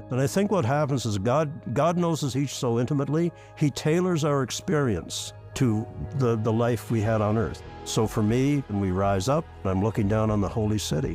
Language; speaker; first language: English; native; English